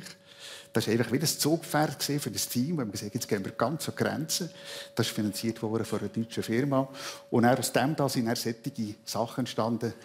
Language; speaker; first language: German; native; German